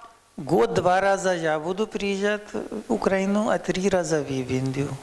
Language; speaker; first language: Russian; non-native, learner; Hindi